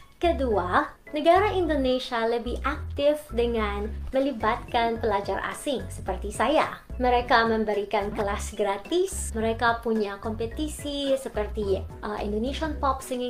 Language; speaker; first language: Indonesian; non-native, fluent; Filipino